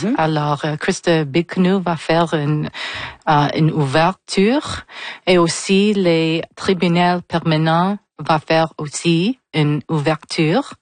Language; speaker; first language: French; non-native, local second language; English